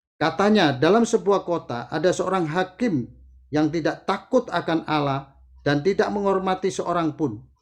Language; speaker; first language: Indonesian; native; Indonesian